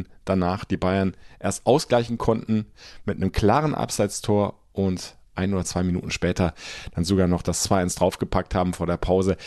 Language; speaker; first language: German; native; German